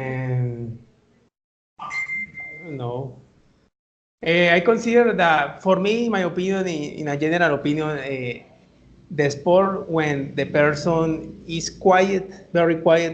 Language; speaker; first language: English; non-native, learner; Spanish